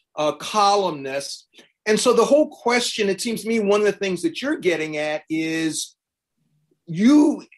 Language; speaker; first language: English; native; English